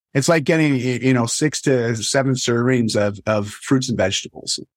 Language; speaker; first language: English; native; English